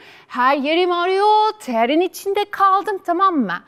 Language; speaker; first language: Turkish; non-native, fluent; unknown